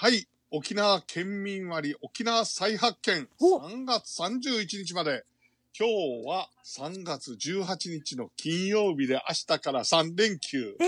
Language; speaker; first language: Japanese; native; Japanese